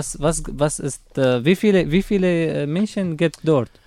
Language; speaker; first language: German; non-native, learner; Arabic